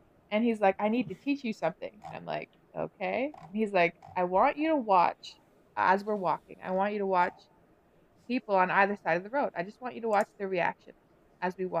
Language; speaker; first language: English; native; English